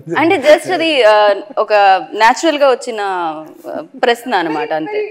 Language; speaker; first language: Telugu; native; Telugu